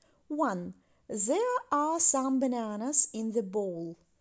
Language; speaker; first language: English; non-native, fluent; Ukrainian